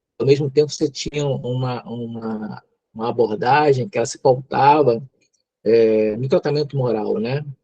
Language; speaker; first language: Portuguese; native; Portuguese